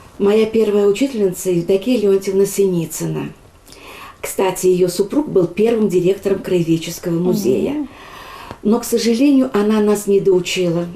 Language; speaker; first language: Russian; non-native, local second language; Chuvash